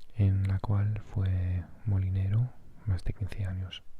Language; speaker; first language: Spanish; non-native, fluent; English